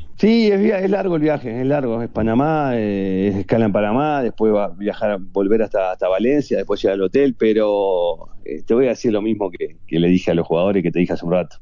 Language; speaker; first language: Spanish; native; Spanish